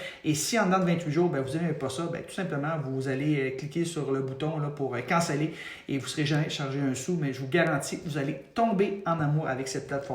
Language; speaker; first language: French; native; French